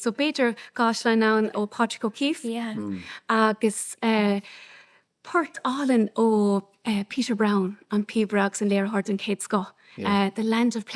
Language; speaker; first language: Irish; non-native, local second language; English